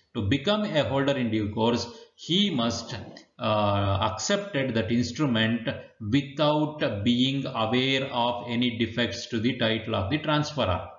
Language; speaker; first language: English; non-native, local second language; Kannada